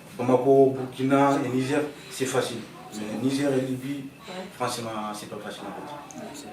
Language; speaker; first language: French; non-native, local second language; Soninke